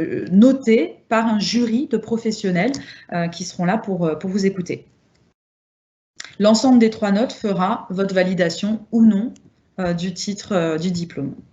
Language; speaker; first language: French; native; French